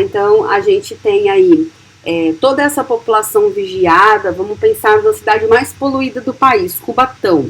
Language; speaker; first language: Portuguese; native; Portuguese